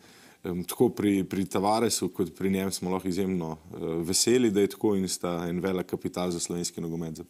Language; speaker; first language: Slovenian; native; Slovenian